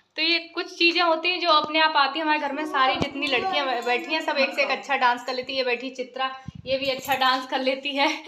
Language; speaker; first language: Hindi; native; Hindi